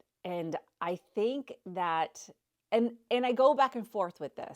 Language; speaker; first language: English; native; English